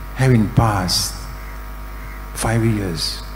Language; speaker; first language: English; non-native, local second language; Sinhala